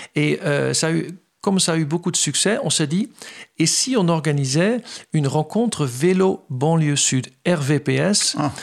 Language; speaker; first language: French; non-native, fluent; Dutch